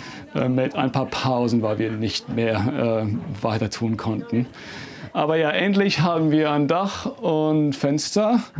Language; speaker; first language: German; non-native, fluent; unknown